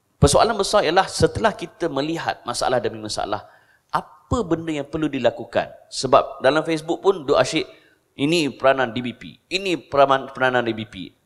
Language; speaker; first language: Malay; native; Malay